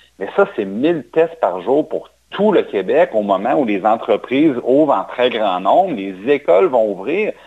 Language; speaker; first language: French; native; French